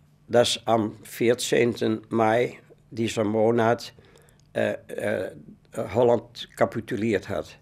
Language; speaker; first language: German; non-native, fluent; Dutch